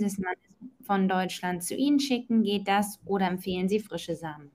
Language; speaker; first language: German; native; German